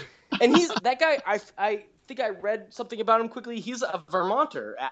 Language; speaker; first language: English; native; English